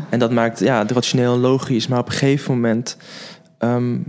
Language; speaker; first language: Dutch; native; Dutch